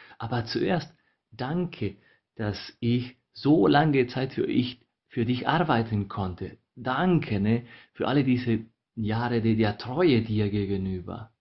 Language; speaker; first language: German; non-native, fluent; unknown